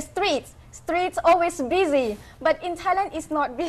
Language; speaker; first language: English; non-native, fluent; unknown